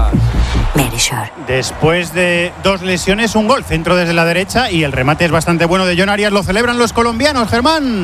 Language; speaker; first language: Spanish; native; Spanish